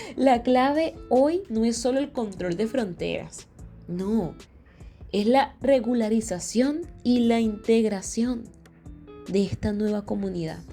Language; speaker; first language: Spanish; native; Spanish